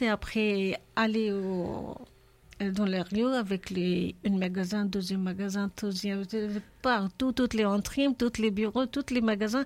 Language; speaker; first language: French; non-native, learner; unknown